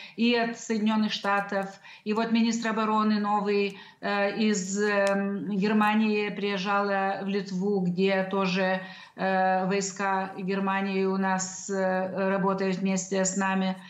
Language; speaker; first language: Russian; non-native, local second language; Lithuanian